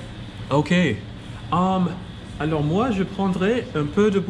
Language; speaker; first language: French; non-native, fluent; English